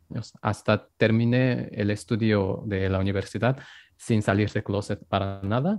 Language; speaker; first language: Spanish; non-native, fluent; Japanese